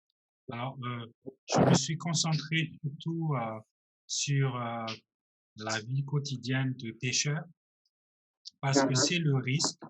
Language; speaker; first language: French; non-native, local second language; Malagasy